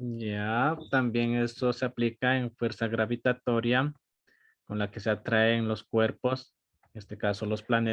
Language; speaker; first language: Spanish; native; Spanish